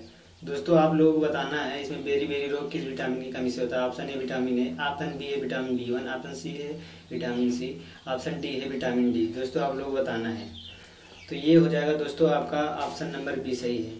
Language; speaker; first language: Hindi; native; Hindi